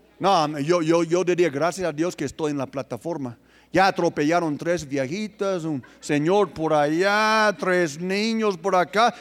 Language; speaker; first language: Spanish; non-native, fluent; English